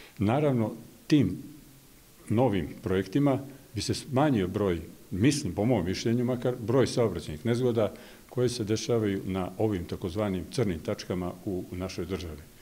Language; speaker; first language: Bosnian; native; Bosnian